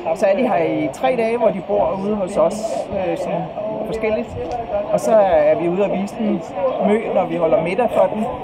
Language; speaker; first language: Danish; native; Danish